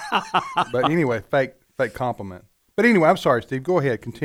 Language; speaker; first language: English; native; English